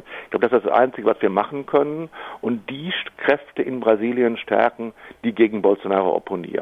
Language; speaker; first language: German; native; German